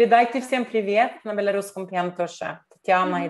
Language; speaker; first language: Russian; non-native, learner; Norwegian